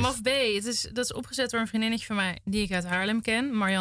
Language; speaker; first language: Dutch; native; Dutch